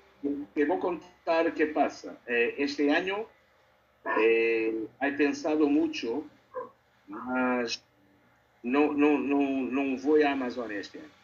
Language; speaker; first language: Spanish; non-native, learner; Portuguese